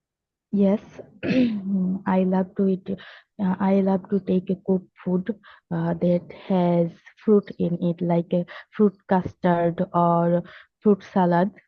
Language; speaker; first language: English; non-native, learner; Bangla